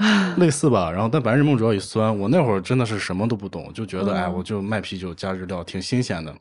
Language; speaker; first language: Chinese; native; Chinese